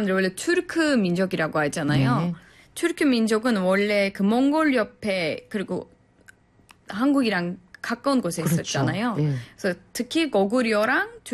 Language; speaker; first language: Korean; non-native, fluent; Turkish